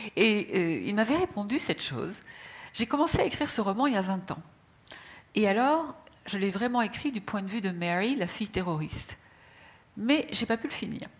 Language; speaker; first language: French; native; French